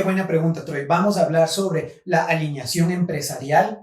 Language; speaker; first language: Spanish; native; Spanish